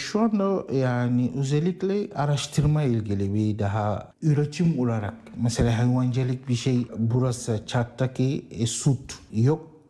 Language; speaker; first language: Turkish; non-native, learner; Arabic